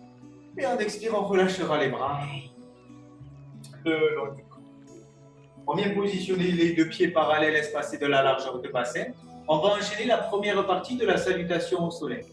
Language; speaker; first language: French; native; French